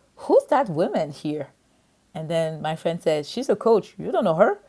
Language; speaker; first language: English; non-native, fluent; French